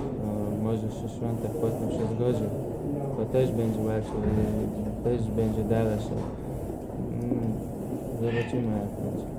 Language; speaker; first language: Polish; non-native, learner; Chechen